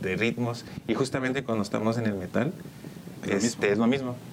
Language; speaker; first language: Spanish; early bilingual, heritage; Spanish